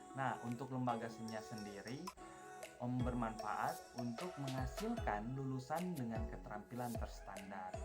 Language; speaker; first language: Indonesian; native; Indonesian